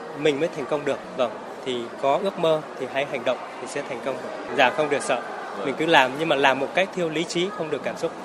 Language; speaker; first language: Vietnamese; non-native, local second language; Hmong